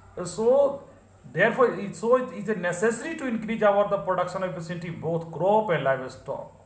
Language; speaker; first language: English; non-native, local second language; Hindi